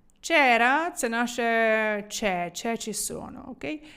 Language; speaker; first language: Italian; non-native, fluent; Ukrainian